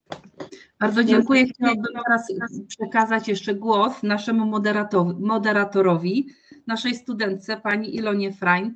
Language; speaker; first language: Polish; native; Polish